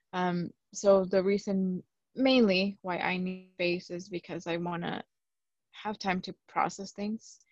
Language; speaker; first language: English; early bilingual, other home language; Spanish